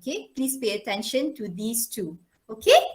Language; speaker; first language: English; non-native, local second language; Malay